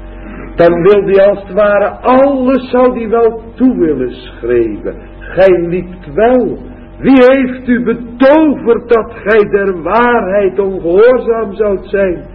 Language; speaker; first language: Dutch; native; Dutch